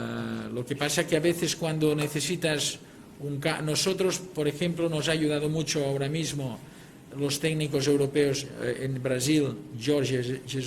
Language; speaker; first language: Spanish; non-native, local second language; Catalan